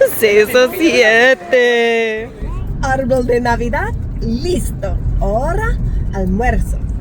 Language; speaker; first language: Spanish; non-native, learner; English